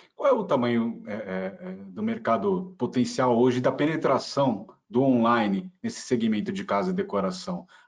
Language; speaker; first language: Portuguese; native; Portuguese